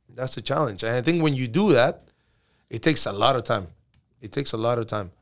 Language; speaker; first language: English; early bilingual, other home language; Spanish